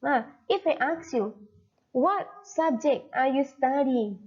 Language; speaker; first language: English; non-native, fluent; Thai